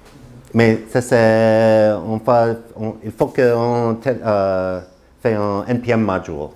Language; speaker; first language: French; non-native, learner; English